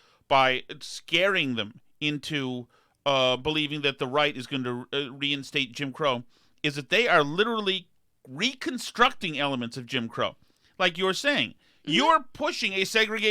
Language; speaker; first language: English; native; English